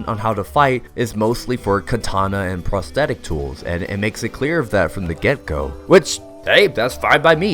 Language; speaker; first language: English; native; English